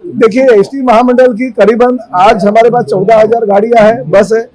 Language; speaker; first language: Hindi; non-native, local second language; Marathi